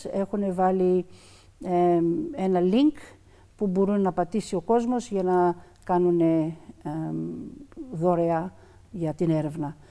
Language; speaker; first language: Greek; early bilingual, other home language; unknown